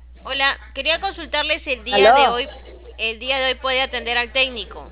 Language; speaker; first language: Spanish; native; Spanish